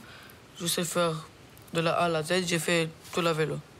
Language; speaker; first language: French; early bilingual, other home language; Romanian